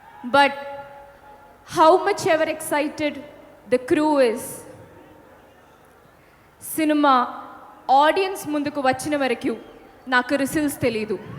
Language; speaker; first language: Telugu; non-native, learner; Malayalam